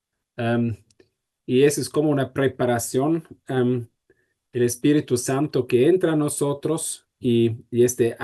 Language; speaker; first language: Spanish; non-native, fluent; German